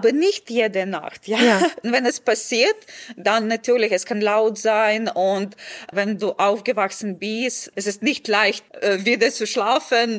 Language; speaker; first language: German; non-native, fluent; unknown